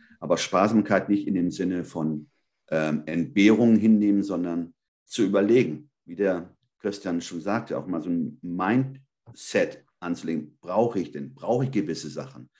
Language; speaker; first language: German; early bilingual, other home language; Spanish